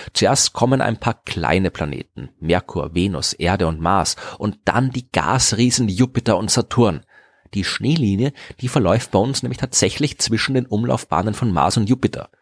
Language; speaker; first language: German; native; German